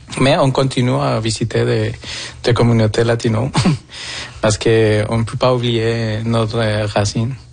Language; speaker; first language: French; non-native, fluent; Spanish